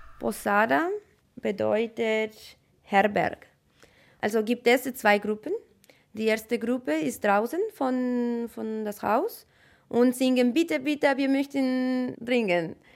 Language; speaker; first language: German; non-native, learner; Spanish